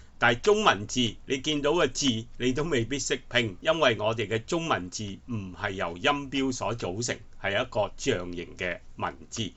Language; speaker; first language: Cantonese; native; Cantonese